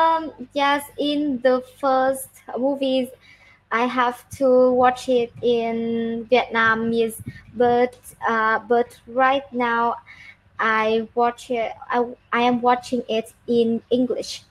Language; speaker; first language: English; non-native, learner; Vietnamese